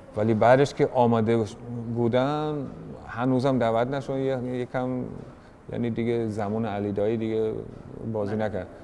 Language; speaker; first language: Persian; early bilingual, heritage; German